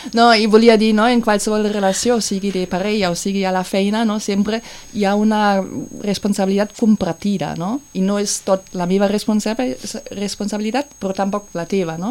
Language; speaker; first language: Catalan; non-native, fluent; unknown